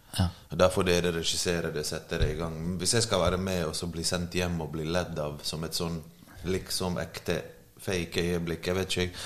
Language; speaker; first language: Norwegian; early bilingual, other home language; Bosnian